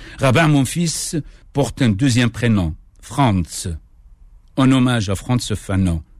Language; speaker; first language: French; non-native, local second language; Kabyle